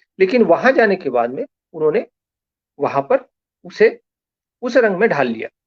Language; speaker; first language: Hindi; non-native, local second language; Marathi